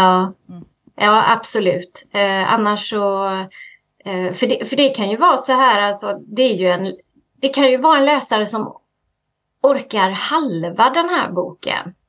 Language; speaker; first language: Swedish; native; Swedish